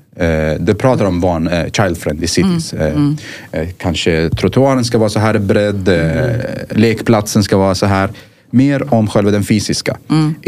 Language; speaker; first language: Swedish; non-native, fluent; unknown